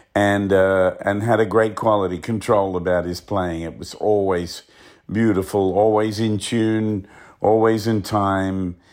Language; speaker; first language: English; native; English